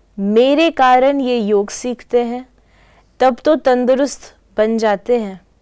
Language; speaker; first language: Hindi; native; Hindi